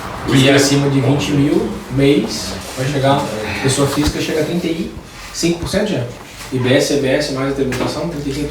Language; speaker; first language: Portuguese; native; Portuguese